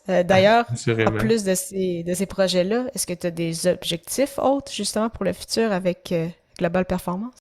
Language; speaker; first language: French; native; French